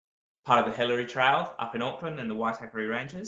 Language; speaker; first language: English; native; English